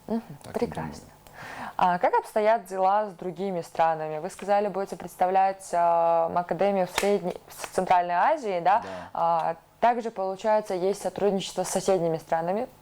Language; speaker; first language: Russian; native; Russian